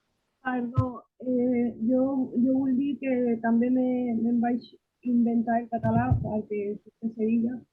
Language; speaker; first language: Catalan; non-native, learner; Spanish